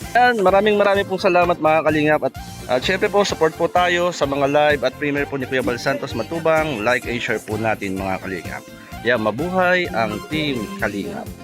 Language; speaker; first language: Filipino; native; Filipino